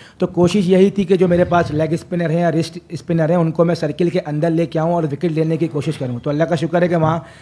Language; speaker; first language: Urdu; native; Urdu